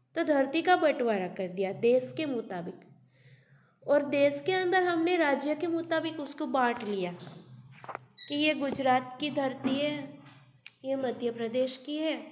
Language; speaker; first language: Hindi; non-native, local second language; Gujarati